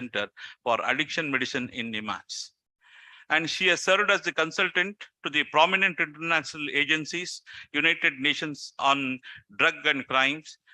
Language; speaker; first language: English; non-native, local second language; Kannada